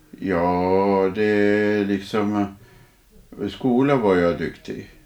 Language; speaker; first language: Swedish; non-native, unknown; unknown